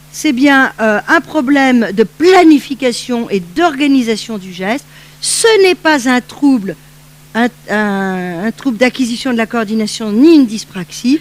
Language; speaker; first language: French; native; French